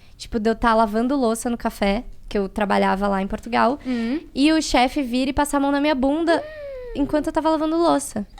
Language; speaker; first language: Portuguese; native; Portuguese